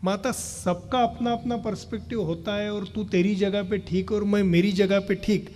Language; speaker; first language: Hindi; non-native, local second language; Marathi